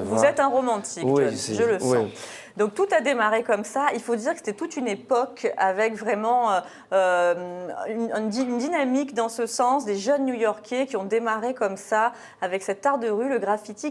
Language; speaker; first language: French; native; French